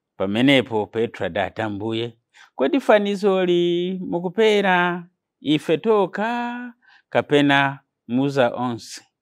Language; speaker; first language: Nyanja; non-native, fluent; Nyankole